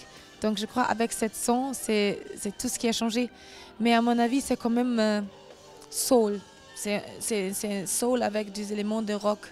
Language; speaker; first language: French; non-native, learner; German